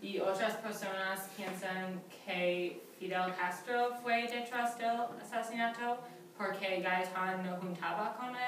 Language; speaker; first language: Spanish; non-native, learner; English